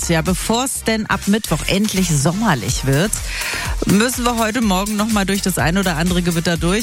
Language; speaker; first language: German; native; German